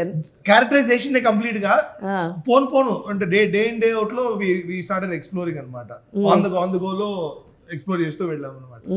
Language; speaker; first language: Telugu; native; Telugu